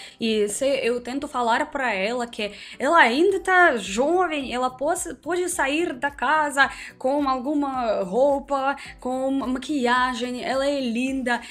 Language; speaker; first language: Portuguese; non-native, learner; Russian